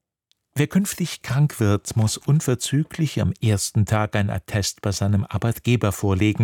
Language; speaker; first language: German; native; German